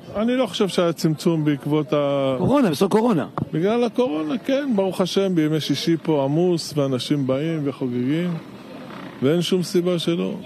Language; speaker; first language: Hebrew; native; Hebrew